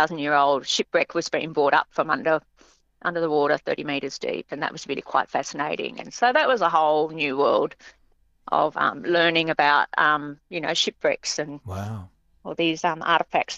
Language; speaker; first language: English; native; English